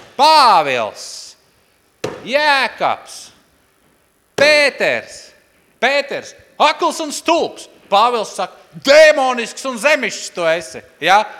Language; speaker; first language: Latvian; non-native, local second language; Russian